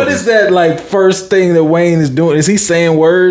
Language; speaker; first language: English; native; English